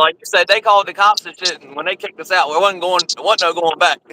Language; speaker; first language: English; native; English